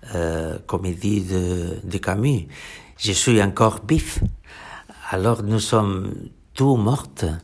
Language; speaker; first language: French; non-native, fluent; Catalan